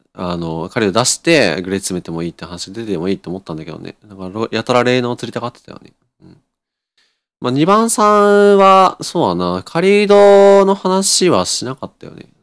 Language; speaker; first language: Japanese; native; Japanese